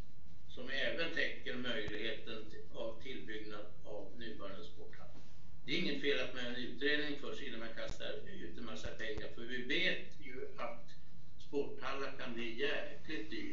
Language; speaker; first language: Swedish; native; Swedish